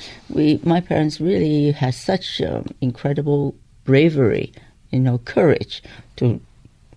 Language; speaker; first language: English; non-native, local second language; Cantonese